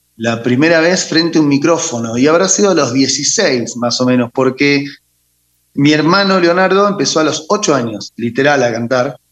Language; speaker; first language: Spanish; native; Spanish